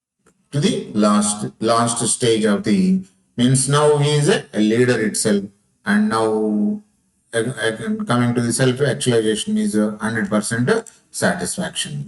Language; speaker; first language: English; non-native, local second language; Telugu